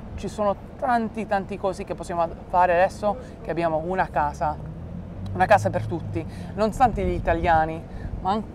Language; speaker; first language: Italian; early bilingual, other home language; English